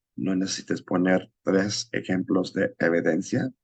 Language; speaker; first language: Spanish; non-native, learner; English